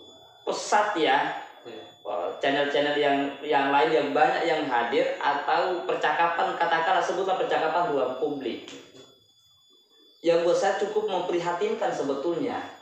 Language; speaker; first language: Indonesian; native; Indonesian